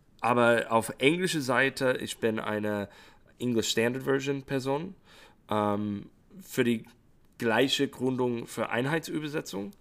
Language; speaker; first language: German; non-native, fluent; English